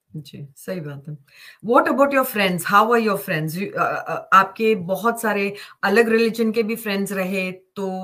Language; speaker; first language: Hindi; native; Hindi